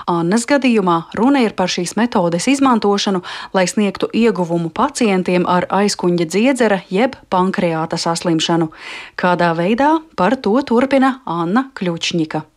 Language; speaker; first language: Latvian; native; Latvian